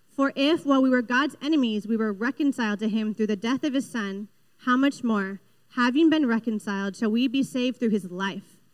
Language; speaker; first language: English; native; English